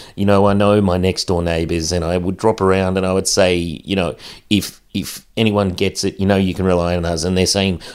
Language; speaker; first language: English; native; English